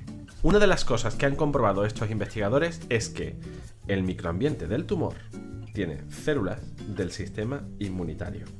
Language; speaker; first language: Spanish; native; Spanish